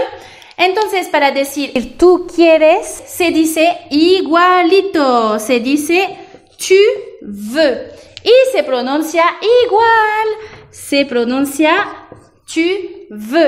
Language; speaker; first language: Spanish; non-native, fluent; French